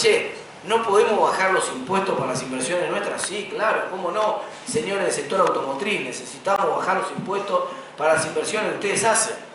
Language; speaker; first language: Spanish; native; Spanish